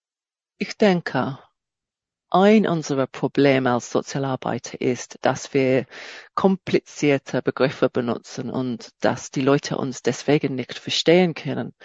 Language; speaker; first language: German; non-native, fluent; English